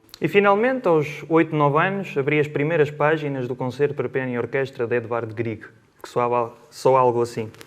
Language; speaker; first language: Portuguese; native; Portuguese